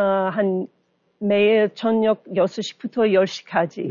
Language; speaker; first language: Korean; non-native, learner; English